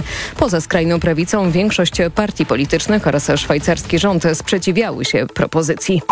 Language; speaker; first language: Polish; native; Polish